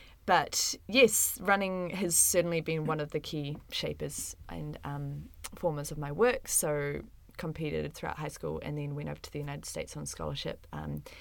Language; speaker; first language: English; native; English